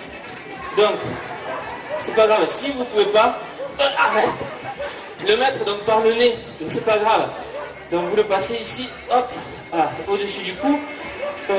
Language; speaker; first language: French; native; French